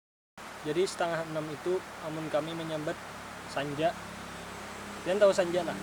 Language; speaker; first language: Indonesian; non-native, local second language; Banjar